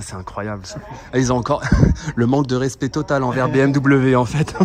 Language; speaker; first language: French; native; French